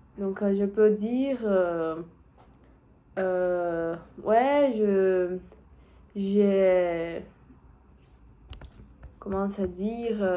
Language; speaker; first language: French; non-native, learner; Portuguese